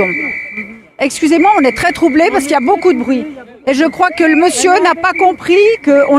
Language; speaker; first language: French; native; French